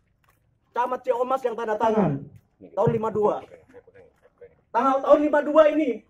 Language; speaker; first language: Indonesian; native; Indonesian